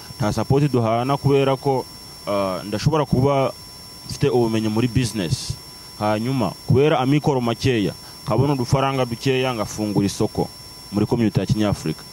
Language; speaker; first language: Kinyarwanda; early bilingual, heritage; Kinyarwanda